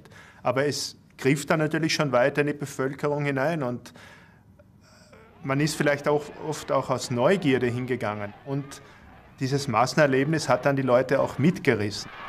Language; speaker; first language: German; native; German